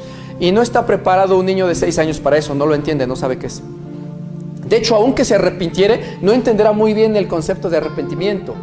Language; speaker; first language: Spanish; native; Spanish